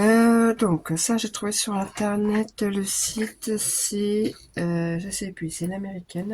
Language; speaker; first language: French; native; French